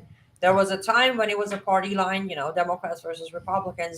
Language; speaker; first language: English; non-native, fluent; Persian